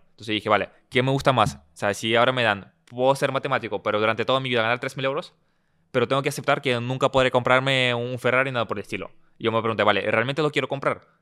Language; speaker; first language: Spanish; early bilingual, other home language; Russian